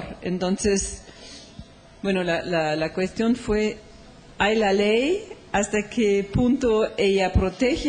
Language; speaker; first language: Spanish; non-native, fluent; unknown